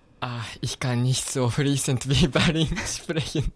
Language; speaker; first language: German; non-native, fluent; Japanese